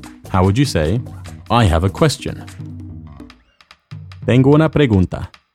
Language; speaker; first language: English; native; English